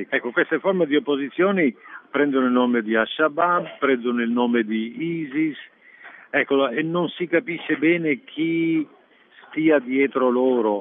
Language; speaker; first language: Italian; native; Italian